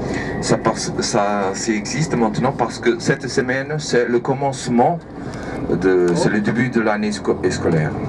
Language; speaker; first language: French; non-native, fluent; Portuguese